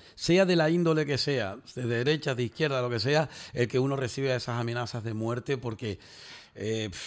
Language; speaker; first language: Spanish; native; Spanish